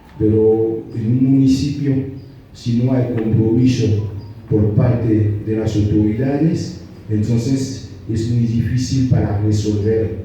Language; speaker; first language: Spanish; non-native, fluent; Haitian Creole